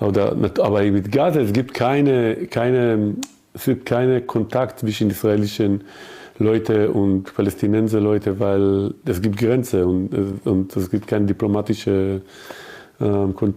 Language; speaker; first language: German; non-native, learner; Hebrew